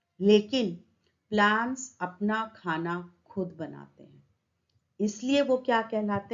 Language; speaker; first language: Hindi; native; Hindi